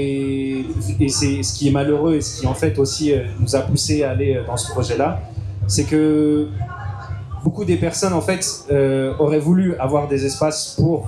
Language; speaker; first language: French; native; French